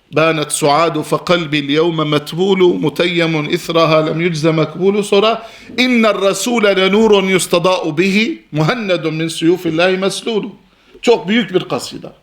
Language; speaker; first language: Turkish; non-native, fluent; Albanian